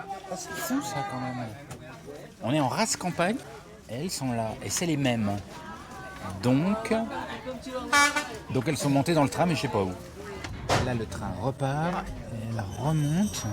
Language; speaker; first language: French; native; French